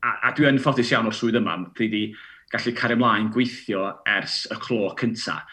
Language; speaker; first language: Welsh; native; Welsh